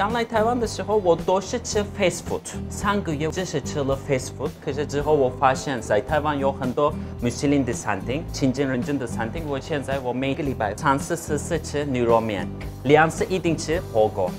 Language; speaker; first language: Chinese; non-native, fluent; Turkish